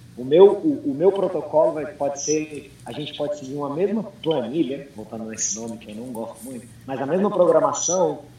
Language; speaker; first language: Portuguese; early bilingual, heritage; English